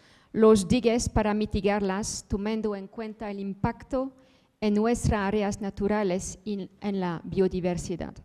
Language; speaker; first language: Spanish; non-native, fluent; Dutch